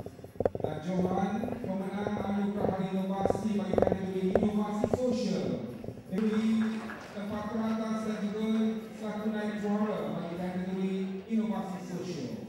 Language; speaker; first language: Malay; native; Malay